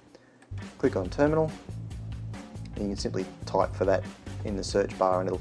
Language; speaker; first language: English; native; English